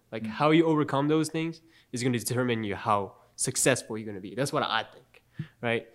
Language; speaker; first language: English; non-native, fluent; Japanese